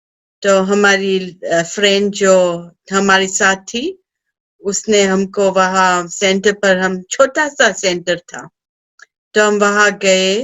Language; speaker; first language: Hindi; early bilingual, heritage; Hindi